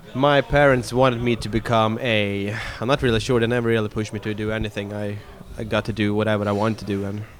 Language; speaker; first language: English; non-native, fluent; Swedish